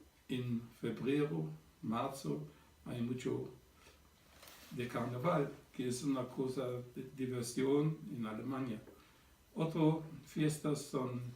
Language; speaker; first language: Spanish; non-native, fluent; German